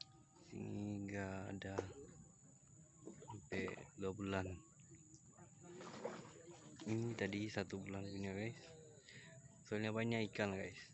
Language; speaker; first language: Indonesian; non-native, fluent; Bangla